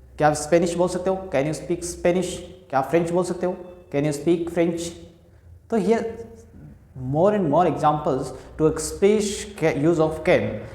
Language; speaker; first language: Hindi; native; Hindi